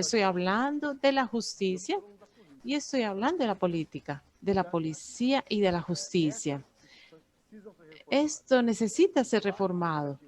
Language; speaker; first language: Spanish; non-native, fluent; Portuguese